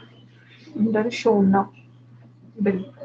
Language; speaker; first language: German; non-native, learner; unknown